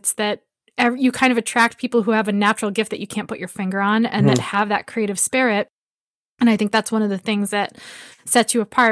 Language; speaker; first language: English; native; English